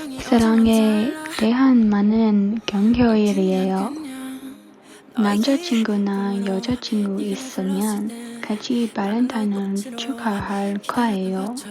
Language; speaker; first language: Korean; non-native, learner; English